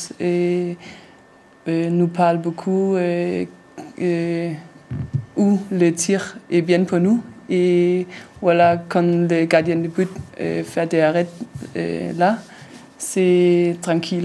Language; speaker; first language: French; non-native, learner; Danish